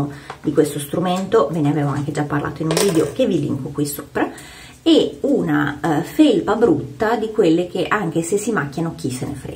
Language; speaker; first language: Italian; native; Italian